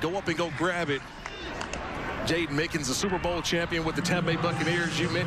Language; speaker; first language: English; native; English